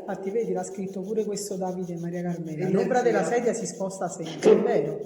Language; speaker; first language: Italian; native; Italian